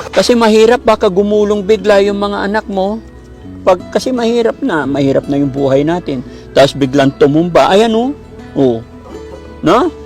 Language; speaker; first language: Filipino; native; Filipino